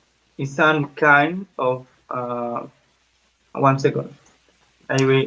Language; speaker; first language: English; non-native, learner; Spanish